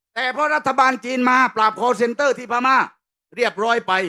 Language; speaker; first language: Thai; native; Thai